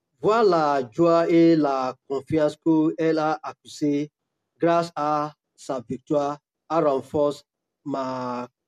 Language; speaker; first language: French; non-native, learner; Yoruba